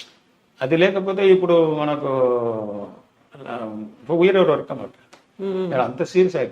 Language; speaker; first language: Telugu; non-native, local second language; Tamil